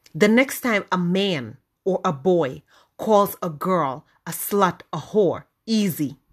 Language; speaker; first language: English; non-native, local second language; Wolof